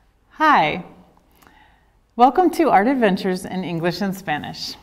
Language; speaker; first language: English; native; English